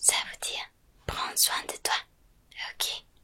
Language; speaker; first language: French; non-native, fluent; Spanish